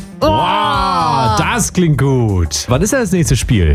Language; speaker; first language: German; native; German